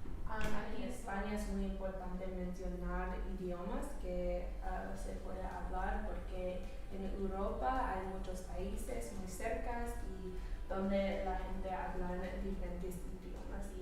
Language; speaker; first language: Spanish; non-native, fluent; English